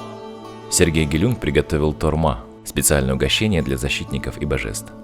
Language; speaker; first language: Russian; native; Russian